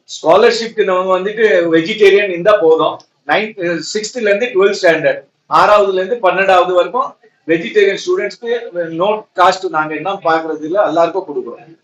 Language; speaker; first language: Tamil; non-native, local second language; Marwari